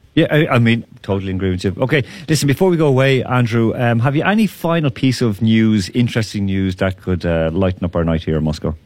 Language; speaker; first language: English; native; English